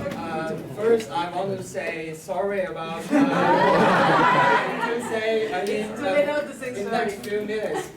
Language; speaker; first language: English; non-native, learner; Chinese